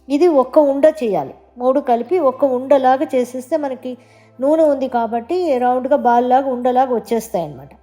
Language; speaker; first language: Telugu; non-native, local second language; Tamil